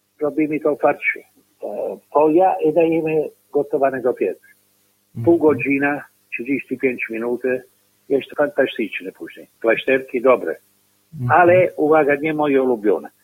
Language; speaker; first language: Polish; non-native, learner; Italian